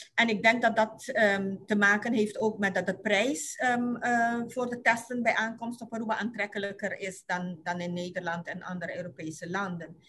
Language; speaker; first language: Dutch; non-native, local second language; Papiamento